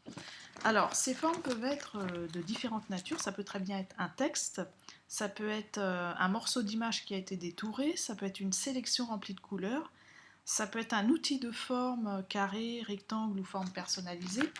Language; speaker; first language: French; native; French